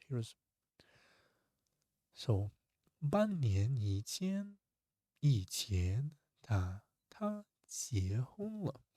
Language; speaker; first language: Chinese; non-native, fluent; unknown